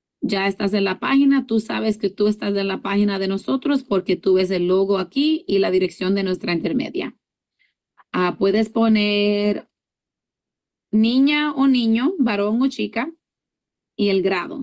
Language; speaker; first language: Spanish; early bilingual, heritage; English